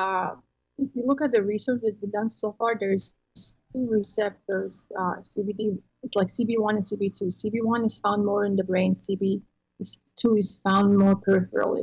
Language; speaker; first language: English; non-native, fluent; Croatian